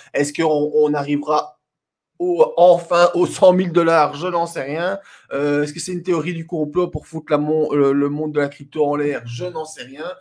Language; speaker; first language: French; native; French